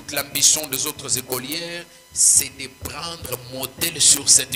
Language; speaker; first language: French; non-native, local second language; Swahili